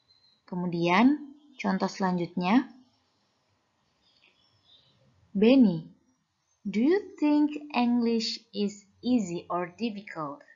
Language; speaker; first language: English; non-native, fluent; Indonesian